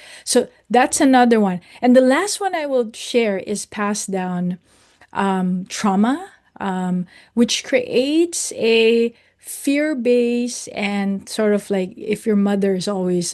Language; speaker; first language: English; non-native, local second language; Filipino